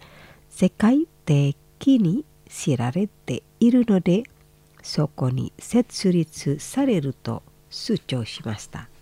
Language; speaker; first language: Japanese; non-native, fluent; Indonesian